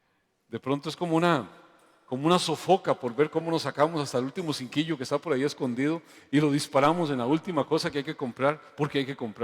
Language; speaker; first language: Spanish; native; Spanish